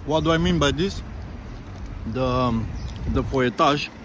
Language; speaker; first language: English; non-native, fluent; Romanian